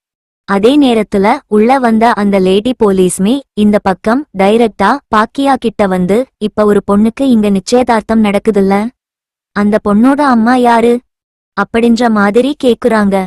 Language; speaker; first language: Tamil; native; Tamil